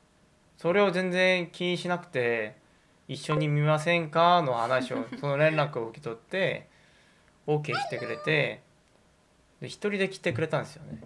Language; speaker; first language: Japanese; non-native, fluent; Korean